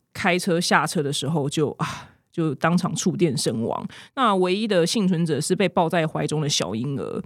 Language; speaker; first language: Chinese; native; Chinese